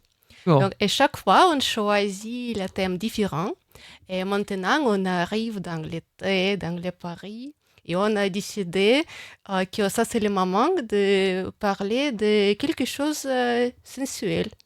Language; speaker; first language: French; non-native, fluent; Russian